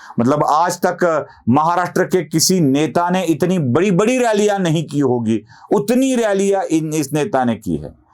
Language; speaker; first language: Hindi; non-native, local second language; Marathi